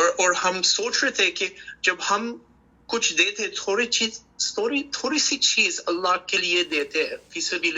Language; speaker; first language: Hindi; early bilingual, heritage; Hindi